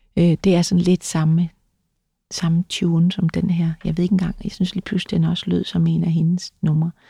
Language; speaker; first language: Danish; native; Danish